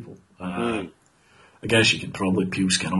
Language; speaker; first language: English; native; English